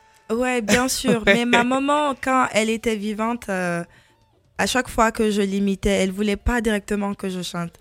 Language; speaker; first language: French; non-native, local second language; Mandingo